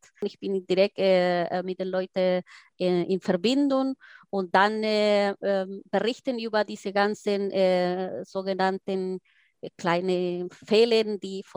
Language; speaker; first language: German; non-native, fluent; Spanish